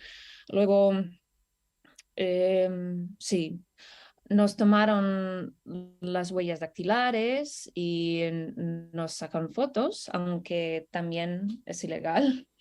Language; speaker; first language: Spanish; non-native, fluent; Russian